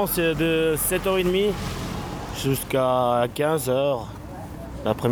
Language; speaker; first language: French; native; French